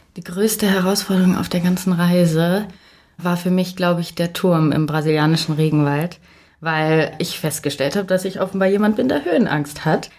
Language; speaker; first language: German; native; German